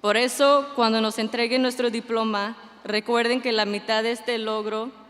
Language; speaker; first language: Spanish; early bilingual, heritage; Spanish